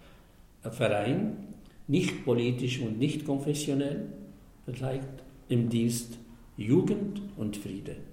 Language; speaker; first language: German; non-native, fluent; Arabic